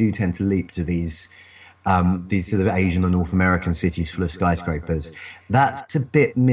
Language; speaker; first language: English; native; English